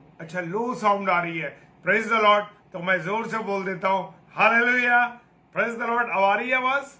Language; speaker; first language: Hindi; native; Hindi